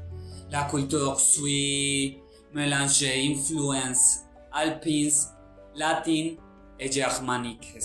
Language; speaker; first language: French; non-native, learner; Spanish